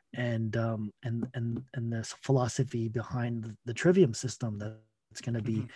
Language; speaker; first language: English; native; English